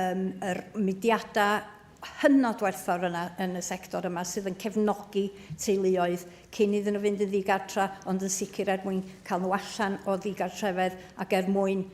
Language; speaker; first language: Welsh; native; Welsh